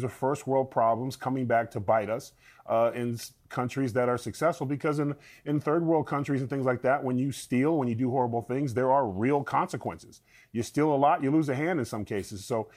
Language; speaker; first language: English; native; English